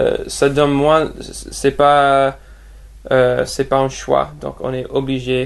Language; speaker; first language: French; non-native, fluent; English